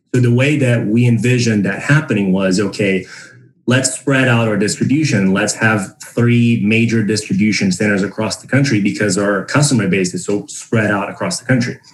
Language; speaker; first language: English; non-native, fluent; Portuguese